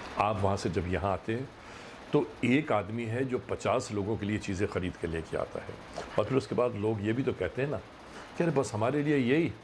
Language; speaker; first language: Urdu; native; Urdu